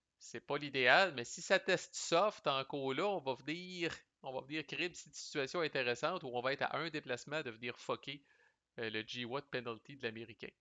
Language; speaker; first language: French; native; French